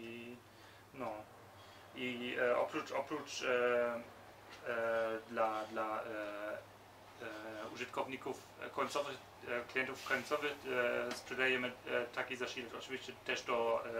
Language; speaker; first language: Polish; early bilingual, heritage; Polish